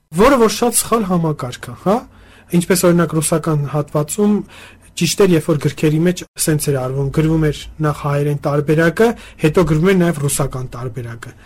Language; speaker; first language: Armenian; native; Armenian